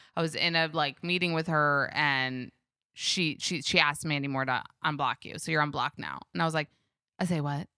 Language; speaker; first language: English; early bilingual, other home language; Hebrew